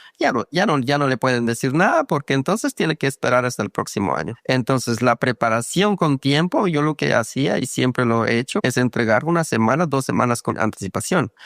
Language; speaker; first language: Spanish; non-native, local second language; Kaqchikel